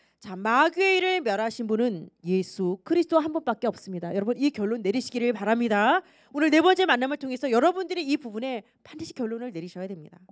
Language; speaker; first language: Korean; native; Korean